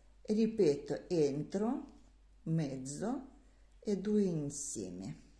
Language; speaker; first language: Italian; non-native, learner; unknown